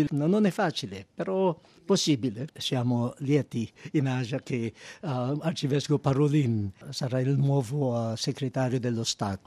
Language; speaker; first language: Italian; non-native, fluent; Filipino